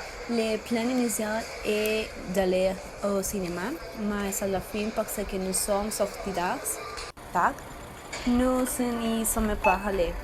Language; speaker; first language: French; non-native, learner; Spanish